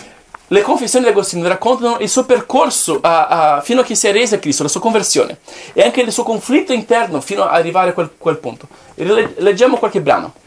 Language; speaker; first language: Italian; non-native, fluent; Portuguese